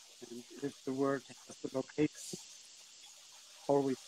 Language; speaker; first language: English; non-native, fluent; Spanish